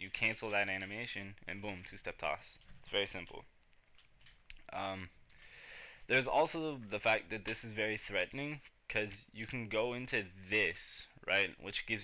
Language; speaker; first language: English; native; English